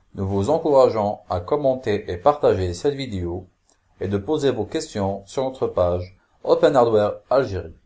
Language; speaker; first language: French; non-native, local second language; Arabic